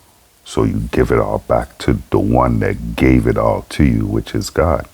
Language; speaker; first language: English; native; English